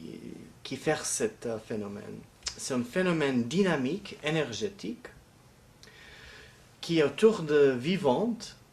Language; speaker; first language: French; non-native, fluent; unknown